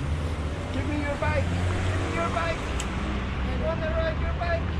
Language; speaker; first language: English; non-native, learner; Persian